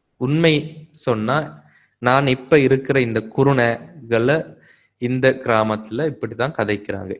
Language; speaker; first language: Tamil; native; Tamil